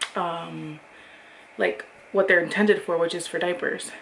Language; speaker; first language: English; native; English